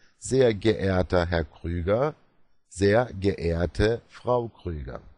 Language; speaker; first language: German; non-native, fluent; Turkish